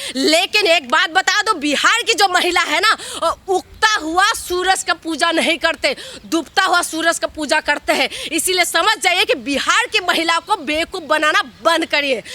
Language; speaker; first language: Hindi; non-native, local second language; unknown